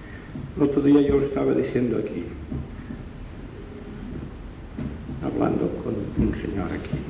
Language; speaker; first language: Spanish; non-native, local second language; Catalan